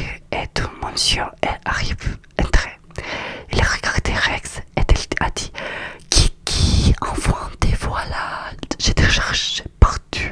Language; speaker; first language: French; non-native, learner; Russian